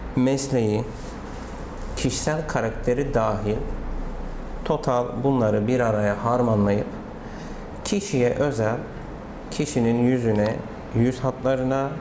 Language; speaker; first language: Turkish; native; Turkish